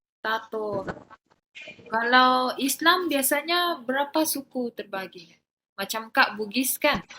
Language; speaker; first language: Malay; native; Malay